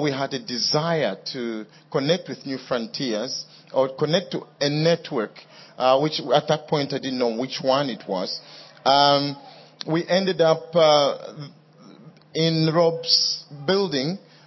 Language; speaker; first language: English; non-native, local second language; Bemba